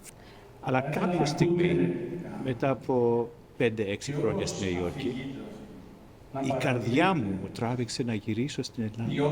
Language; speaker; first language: Greek; early bilingual, heritage; Greek